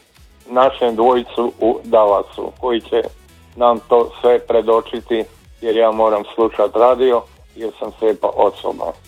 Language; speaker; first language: Serbian; native; Serbian